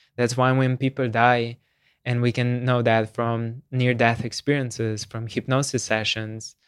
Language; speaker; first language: English; non-native, fluent; Slovenian